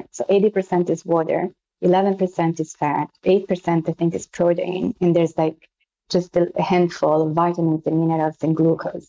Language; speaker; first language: English; non-native, fluent; Italian